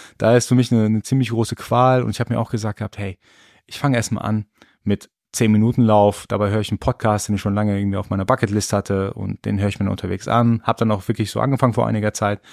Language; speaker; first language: German; early bilingual, other home language; Persian